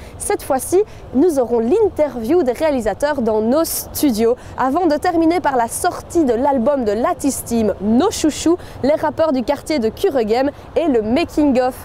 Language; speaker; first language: French; native; French